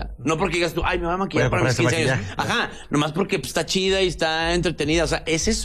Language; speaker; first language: Spanish; native; Spanish